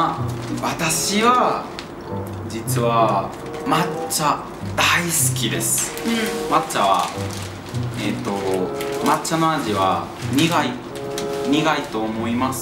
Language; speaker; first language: Japanese; non-native, learner; Spanish